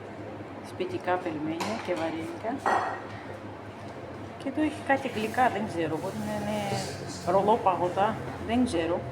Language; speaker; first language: Greek; non-native, fluent; Russian